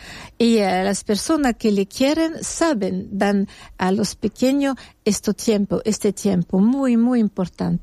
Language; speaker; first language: Spanish; non-native, fluent; French